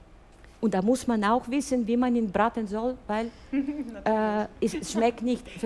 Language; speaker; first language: German; non-native, fluent; Bulgarian